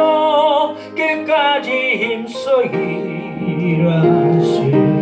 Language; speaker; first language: Korean; native; Korean